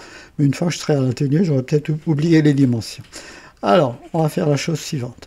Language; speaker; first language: French; native; French